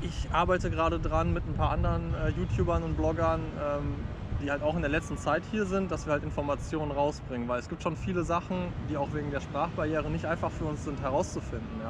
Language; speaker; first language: German; native; German